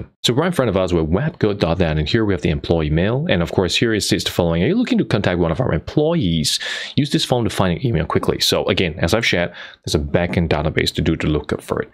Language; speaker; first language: English; non-native, fluent; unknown